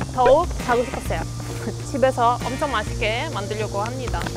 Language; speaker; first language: Korean; non-native, fluent; Italian